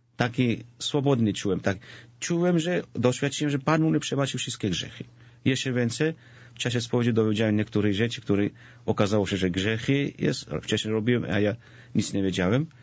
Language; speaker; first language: Polish; non-native, fluent; Georgian